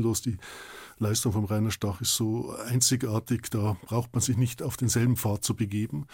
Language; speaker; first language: German; native; German